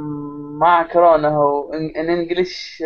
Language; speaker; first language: English; non-native, learner; Arabic